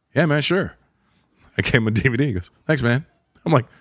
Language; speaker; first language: English; native; English